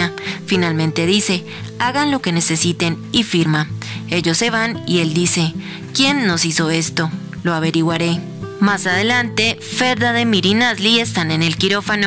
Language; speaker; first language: Spanish; native; Spanish